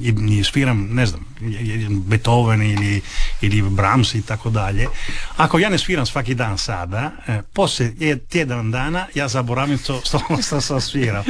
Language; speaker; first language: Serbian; early bilingual, heritage; Italian